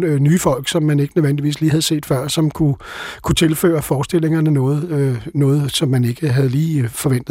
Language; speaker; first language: Danish; native; Danish